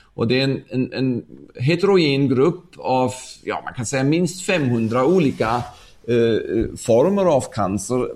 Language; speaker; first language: Swedish; non-native, fluent; German